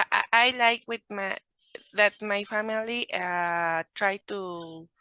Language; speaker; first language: English; non-native, learner; Spanish